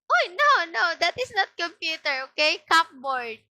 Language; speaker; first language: English; non-native, local second language; Filipino